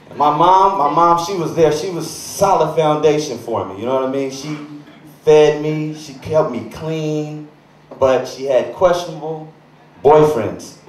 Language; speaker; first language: English; native; English